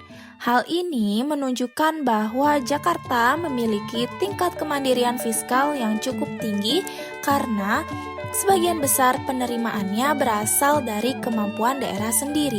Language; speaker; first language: Indonesian; native; Indonesian